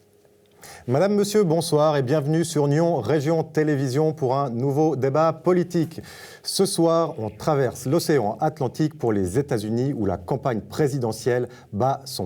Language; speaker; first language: French; native; French